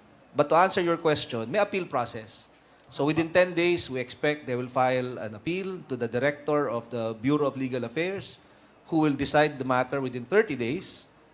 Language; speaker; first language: English; non-native, local second language; Filipino